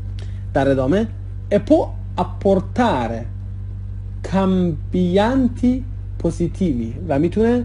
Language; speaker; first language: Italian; non-native, fluent; Persian